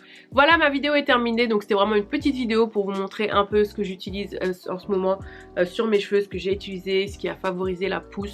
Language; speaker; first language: French; native; French